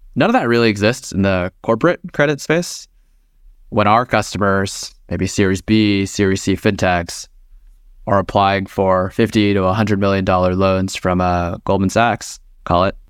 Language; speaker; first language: English; native; English